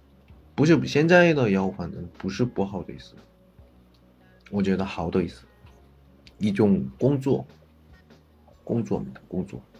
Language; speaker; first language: Chinese; non-native, learner; Korean